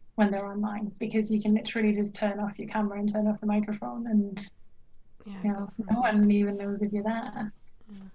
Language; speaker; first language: English; non-native, fluent; Norwegian